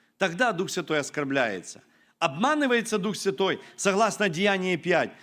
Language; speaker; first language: Russian; non-native, local second language; Ukrainian